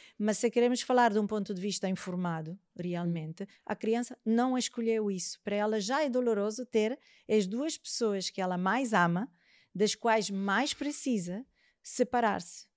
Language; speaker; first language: Portuguese; native; Portuguese